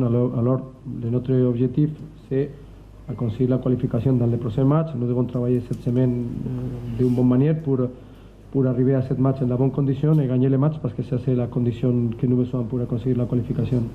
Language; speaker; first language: French; non-native, learner; Spanish